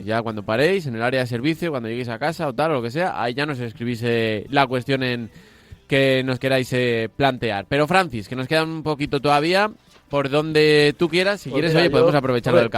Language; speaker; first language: Spanish; native; Spanish